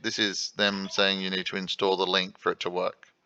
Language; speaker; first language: English; native; English